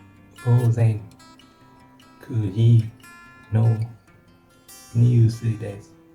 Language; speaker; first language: Japanese; non-native, learner; Vietnamese